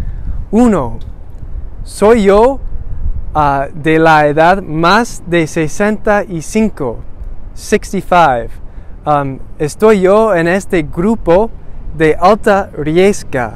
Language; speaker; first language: Spanish; non-native, learner; English